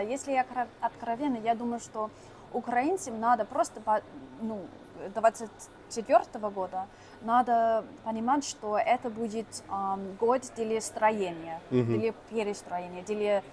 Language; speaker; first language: Russian; non-native, fluent; English